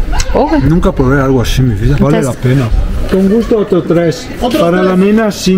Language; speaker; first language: Spanish; non-native, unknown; Italian